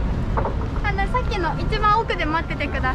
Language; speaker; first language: Japanese; native; Japanese